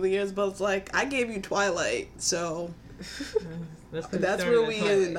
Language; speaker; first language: English; native; English